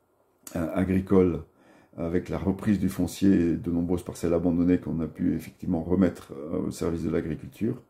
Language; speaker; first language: French; native; French